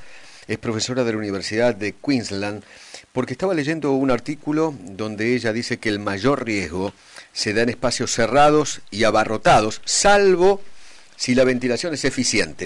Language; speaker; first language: Spanish; native; Spanish